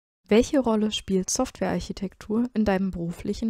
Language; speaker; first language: German; native; German